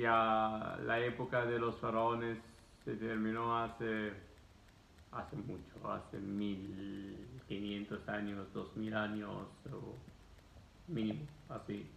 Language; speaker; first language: Spanish; non-native, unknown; Arabic